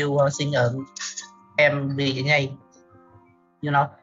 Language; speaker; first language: English; non-native, learner; Vietnamese